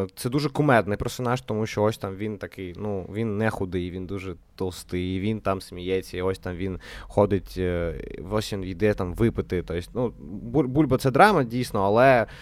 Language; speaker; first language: Ukrainian; native; Ukrainian